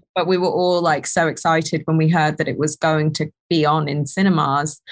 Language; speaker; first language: English; native; English